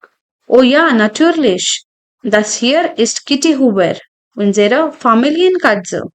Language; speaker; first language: German; non-native, fluent; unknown